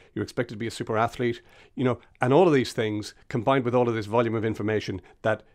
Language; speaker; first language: English; native; English